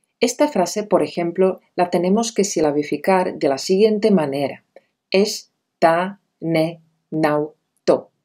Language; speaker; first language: Spanish; non-native, fluent; Czech